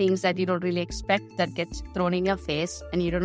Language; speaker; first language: English; non-native, local second language; Sinhala